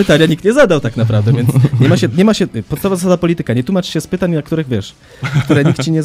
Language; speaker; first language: Polish; native; Polish